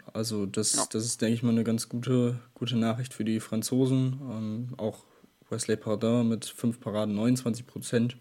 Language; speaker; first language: German; native; German